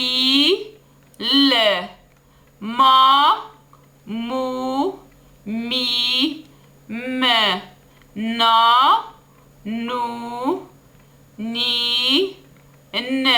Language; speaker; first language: Arabic; native; Arabic